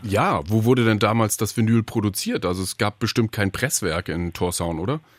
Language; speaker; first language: German; native; German